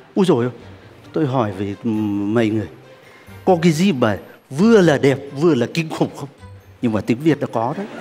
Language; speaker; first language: Vietnamese; non-native, fluent; Turkish